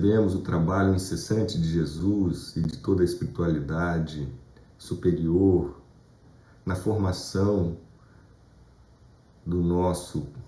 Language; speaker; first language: Portuguese; native; Portuguese